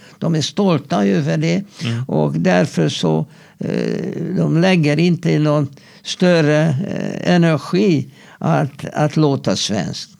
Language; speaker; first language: Swedish; non-native, fluent; Hungarian